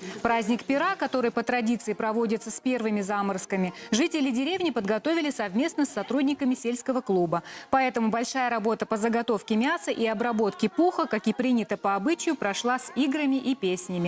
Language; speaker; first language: Russian; native; Russian